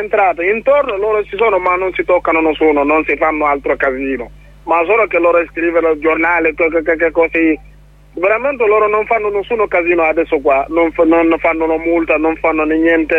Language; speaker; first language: Italian; non-native, learner; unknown